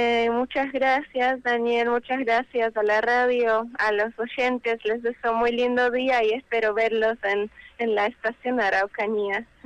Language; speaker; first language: Spanish; non-native, fluent; Slovak